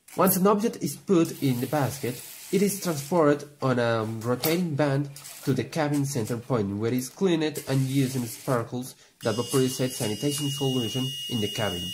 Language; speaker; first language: English; non-native, learner; Spanish